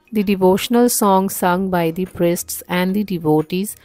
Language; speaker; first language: English; non-native, local second language; Bangla